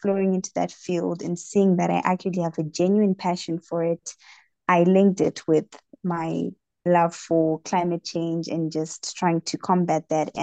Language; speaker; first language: English; non-native, local second language; Shona